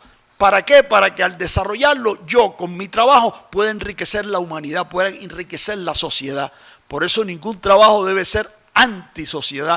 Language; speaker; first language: Spanish; native; Spanish